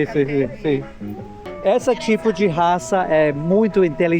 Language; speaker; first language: Portuguese; non-native, learner; English